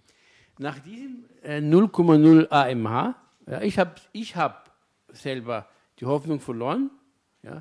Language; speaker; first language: German; non-native, fluent; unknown